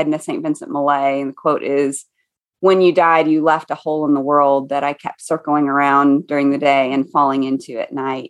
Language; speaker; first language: English; native; English